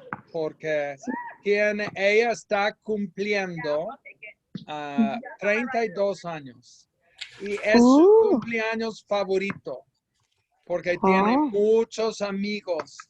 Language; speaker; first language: Spanish; non-native, fluent; English